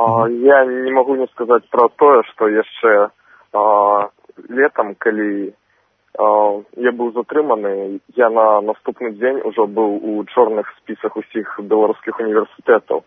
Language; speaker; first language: Belarusian; non-native, local second language; Russian